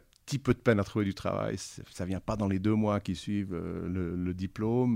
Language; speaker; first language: French; native; French